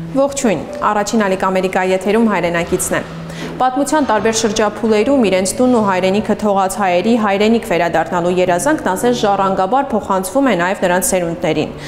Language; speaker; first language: Armenian; native; Armenian